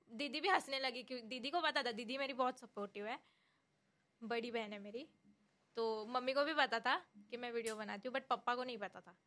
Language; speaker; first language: Hindi; non-native, local second language; Marathi